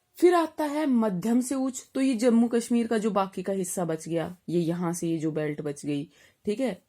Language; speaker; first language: Hindi; native; Hindi